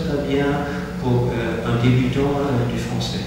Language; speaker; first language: French; non-native, fluent; German